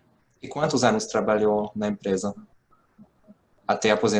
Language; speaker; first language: Portuguese; non-native, fluent; Hungarian